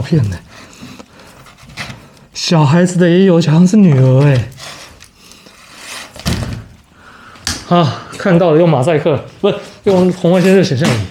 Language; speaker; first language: Chinese; native; Chinese